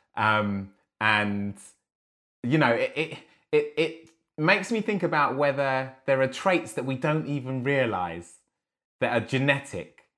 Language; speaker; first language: English; native; English